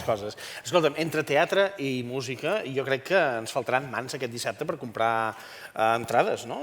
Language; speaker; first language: Catalan; native; Catalan